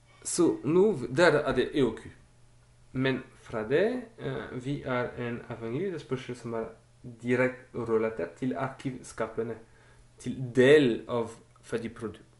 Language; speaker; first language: Norwegian; non-native, fluent; French